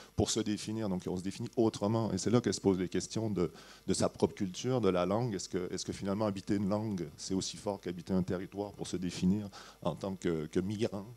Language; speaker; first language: French; native; French